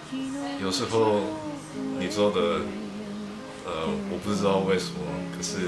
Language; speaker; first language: Chinese; early bilingual, heritage; Chinese